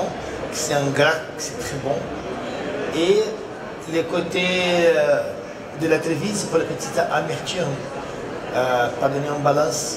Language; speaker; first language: French; non-native, learner; Portuguese